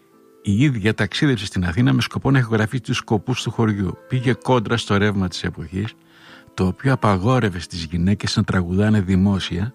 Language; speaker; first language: Greek; native; Greek